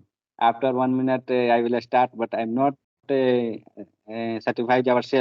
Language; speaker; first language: English; non-native, learner; Hindi